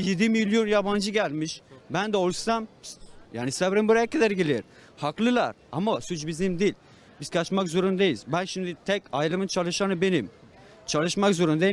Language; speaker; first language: Turkish; non-native, fluent; Persian